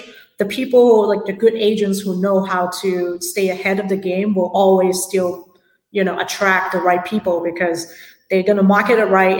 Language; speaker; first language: English; non-native, local second language; Cantonese